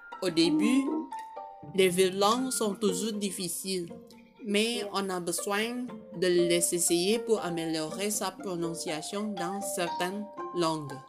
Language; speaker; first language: French; non-native, fluent; Indonesian